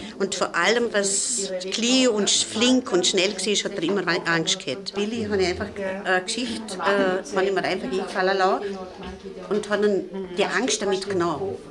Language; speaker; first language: German; native; German